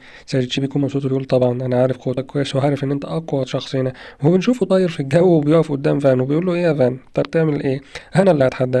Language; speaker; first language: Arabic; native; Arabic